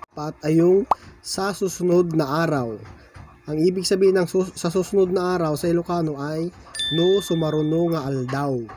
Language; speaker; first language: Filipino; non-native, local second language; Iloko